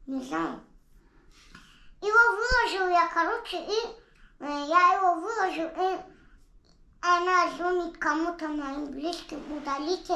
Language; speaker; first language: Russian; non-native, local second language; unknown